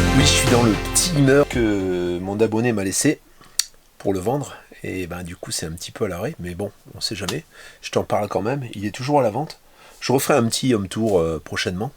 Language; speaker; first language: French; native; French